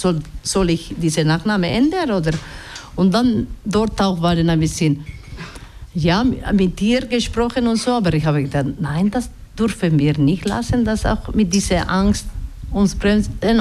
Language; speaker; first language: German; non-native, learner; Basque